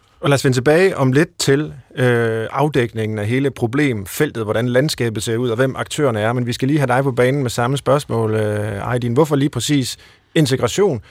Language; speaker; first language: Danish; native; Danish